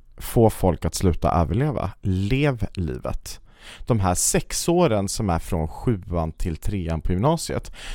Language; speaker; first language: Swedish; native; Swedish